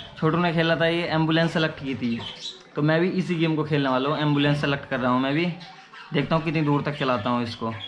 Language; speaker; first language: Hindi; native; Hindi